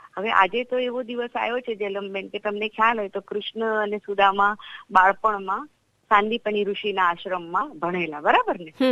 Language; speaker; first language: Gujarati; non-native, local second language; Marathi